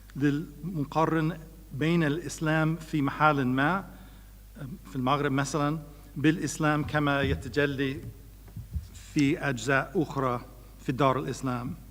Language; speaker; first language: Arabic; non-native, learner; English